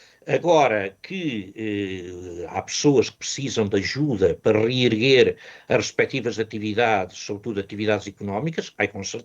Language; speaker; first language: Portuguese; native; Portuguese